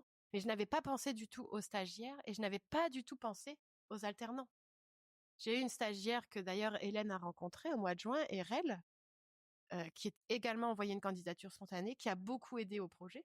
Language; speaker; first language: French; native; French